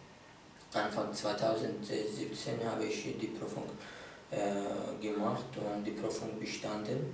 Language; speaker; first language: German; non-native, fluent; Kurdish